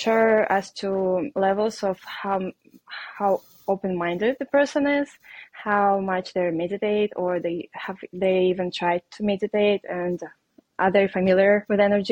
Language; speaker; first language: English; non-native, fluent; Russian